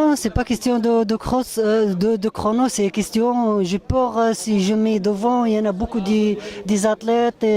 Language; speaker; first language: French; non-native, learner; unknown